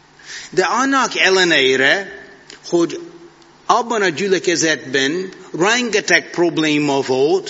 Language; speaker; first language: Hungarian; non-native, fluent; English